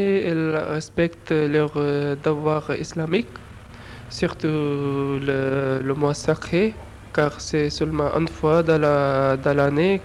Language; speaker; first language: French; non-native, learner; Urdu